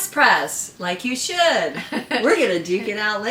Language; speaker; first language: English; native; English